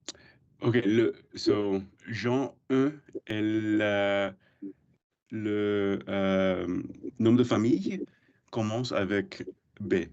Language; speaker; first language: French; non-native, learner; English